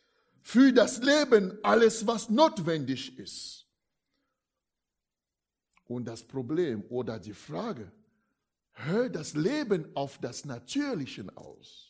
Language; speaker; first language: German; non-native, fluent; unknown